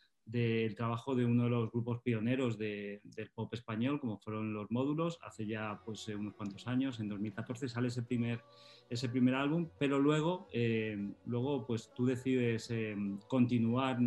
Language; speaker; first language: Spanish; native; Spanish